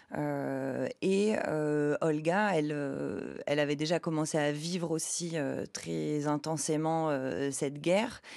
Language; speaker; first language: French; native; French